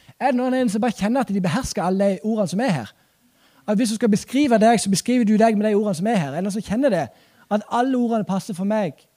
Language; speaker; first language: Norwegian; native; Norwegian